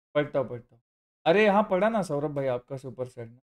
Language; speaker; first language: Hindi; non-native, local second language; Marathi